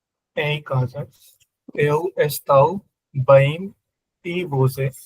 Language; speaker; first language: Portuguese; non-native, learner; Hindi